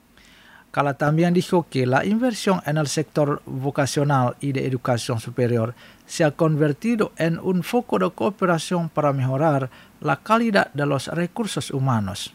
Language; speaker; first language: Spanish; non-native, fluent; Indonesian